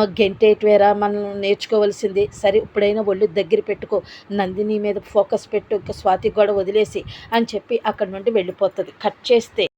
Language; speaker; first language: Telugu; native; Telugu